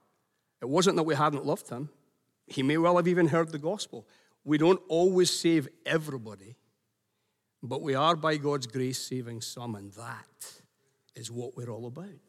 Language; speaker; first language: English; native; English